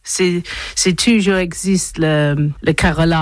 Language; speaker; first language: French; non-native, learner; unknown